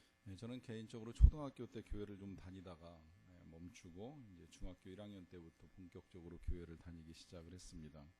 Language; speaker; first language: Korean; native; Korean